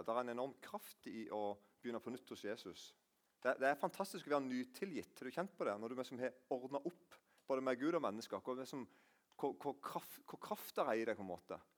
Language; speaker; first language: Norwegian; native; Norwegian